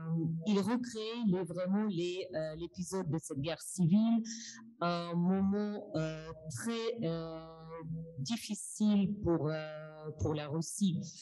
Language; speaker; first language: French; non-native, fluent; Russian